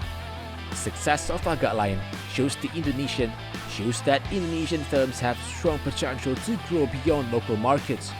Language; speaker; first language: English; non-native, fluent; Indonesian